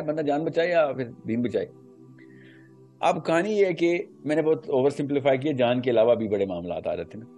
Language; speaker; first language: Urdu; non-native, local second language; Punjabi